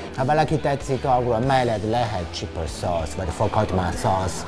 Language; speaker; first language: Hungarian; non-native, learner; Chinese